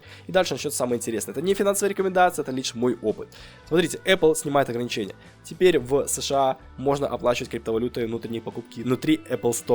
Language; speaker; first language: Russian; native; Russian